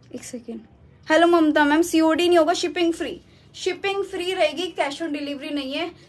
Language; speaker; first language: Hindi; native; Hindi